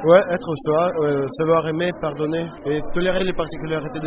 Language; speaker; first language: French; non-native, fluent; Russian